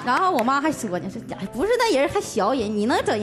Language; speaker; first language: Chinese; native; Chinese